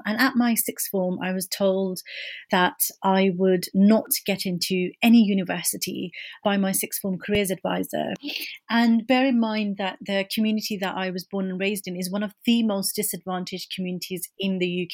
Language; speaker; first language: English; native; English